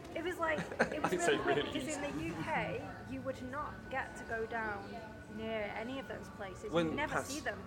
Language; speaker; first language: English; native; English